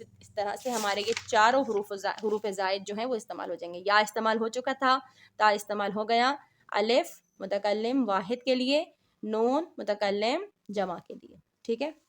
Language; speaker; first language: Urdu; native; Urdu